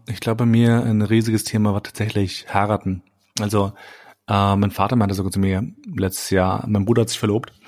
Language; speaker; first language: German; early bilingual, other home language; Albanian